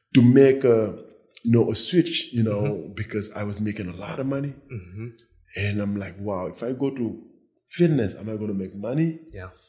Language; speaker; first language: English; non-native, fluent; Wolof